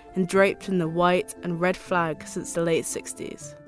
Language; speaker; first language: English; native; English